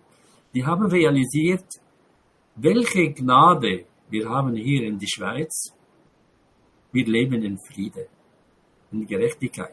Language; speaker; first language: German; non-native, fluent; Arabic